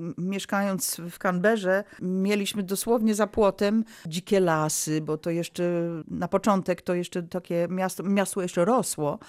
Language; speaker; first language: Polish; early bilingual, heritage; Polish